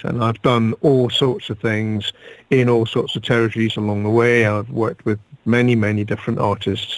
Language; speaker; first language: English; native; English